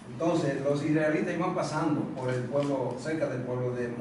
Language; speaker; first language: Spanish; native; Spanish